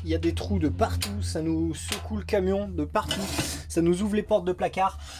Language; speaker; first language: French; native; French